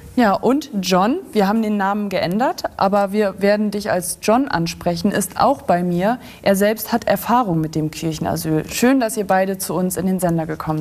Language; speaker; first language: German; native; German